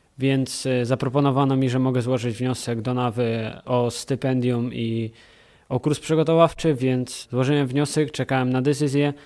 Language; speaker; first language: Polish; early bilingual, heritage; Polish